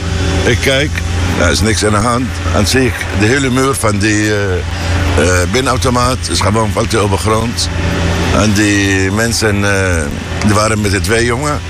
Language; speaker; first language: Dutch; non-native, learner; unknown